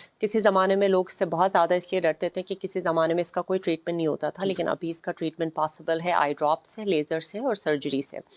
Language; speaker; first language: Urdu; non-native, local second language; Khowar